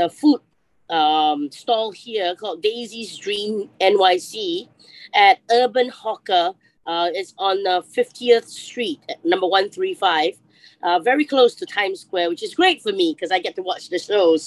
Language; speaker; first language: English; native; English